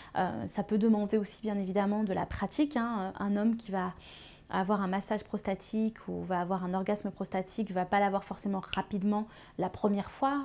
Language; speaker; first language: French; native; French